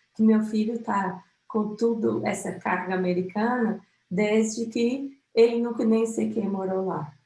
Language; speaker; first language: Portuguese; non-native, fluent; English